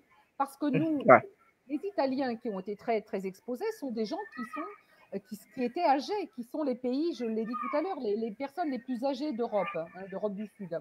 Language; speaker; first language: French; native; French